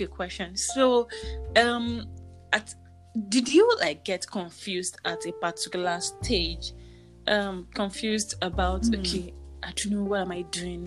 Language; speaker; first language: English; non-native, local second language; Yoruba